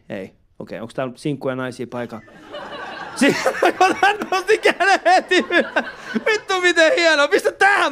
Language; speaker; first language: Finnish; early bilingual, other home language; Persian